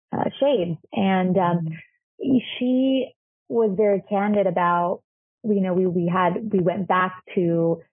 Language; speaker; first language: English; non-native, fluent; Spanish